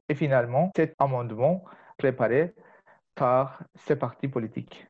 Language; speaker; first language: French; non-native, fluent; Turkish